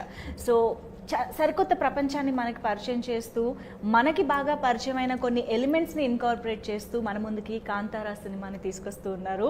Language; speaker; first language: Telugu; native; Telugu